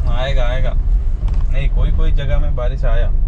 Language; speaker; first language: Hindi; non-native, local second language; Malayalam